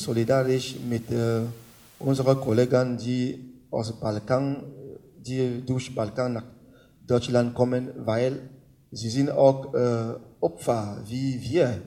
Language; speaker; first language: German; non-native, learner; French